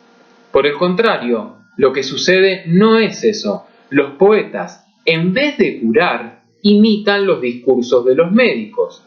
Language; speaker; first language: Spanish; native; Spanish